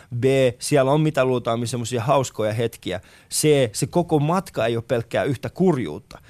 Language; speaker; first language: Finnish; early bilingual, other home language; Persian